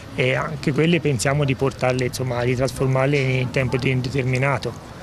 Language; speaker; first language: Italian; native; Italian